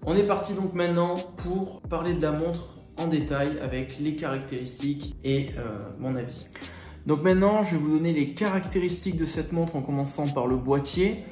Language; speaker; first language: French; native; French